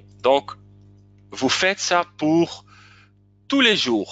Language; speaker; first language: French; non-native, local second language; Dutch